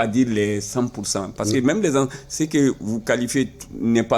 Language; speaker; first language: French; non-native, local second language; Bambara